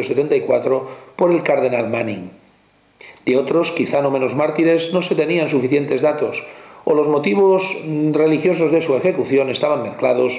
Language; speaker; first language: Spanish; native; Spanish